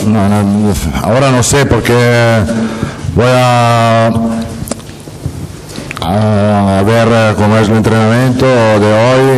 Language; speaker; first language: Spanish; non-native, fluent; Italian